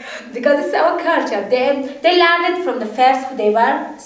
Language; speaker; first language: English; non-native, learner; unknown